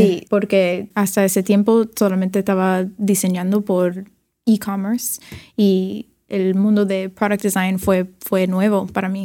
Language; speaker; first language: Spanish; early bilingual, other home language; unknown